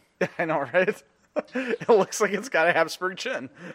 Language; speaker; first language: English; native; English